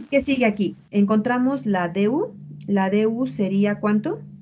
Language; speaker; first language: Spanish; native; Spanish